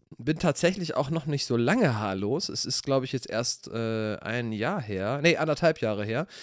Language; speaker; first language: German; native; German